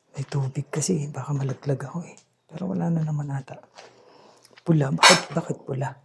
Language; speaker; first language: Filipino; non-native, local second language; Hiligaynon